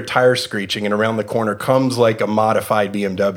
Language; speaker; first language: English; native; English